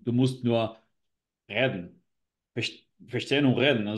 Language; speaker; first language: German; non-native, learner; Spanish